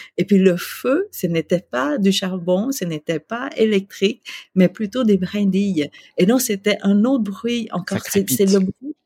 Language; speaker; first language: French; early bilingual, other home language; Vietnamese